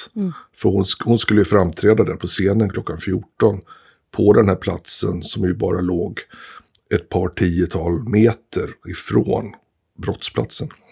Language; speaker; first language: Swedish; native; Swedish